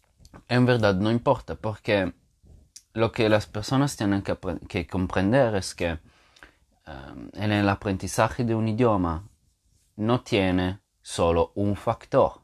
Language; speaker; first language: Spanish; non-native, fluent; Portuguese